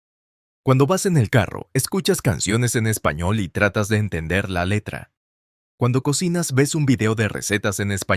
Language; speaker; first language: Spanish; non-native, fluent; English